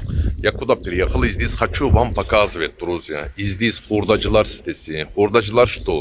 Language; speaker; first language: Russian; non-native, learner; Turkish